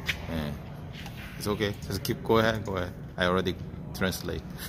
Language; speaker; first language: English; non-native, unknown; Korean